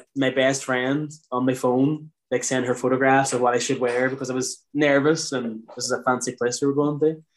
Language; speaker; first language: English; native; English